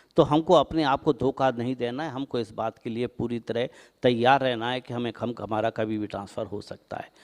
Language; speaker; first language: Hindi; native; Hindi